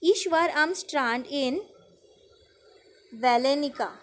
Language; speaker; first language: German; non-native, learner; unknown